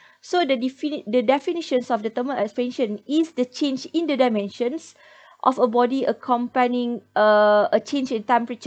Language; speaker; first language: English; non-native, local second language; Malay